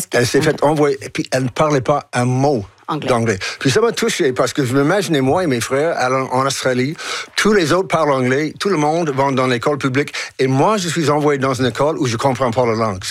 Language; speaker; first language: French; non-native, local second language; English